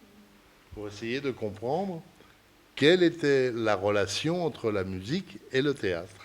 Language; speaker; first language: French; early bilingual, other home language; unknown